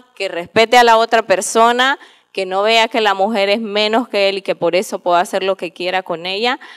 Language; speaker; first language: Spanish; native; Spanish